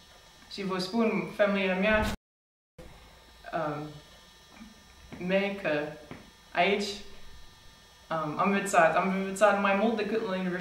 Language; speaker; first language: Romanian; non-native, fluent; English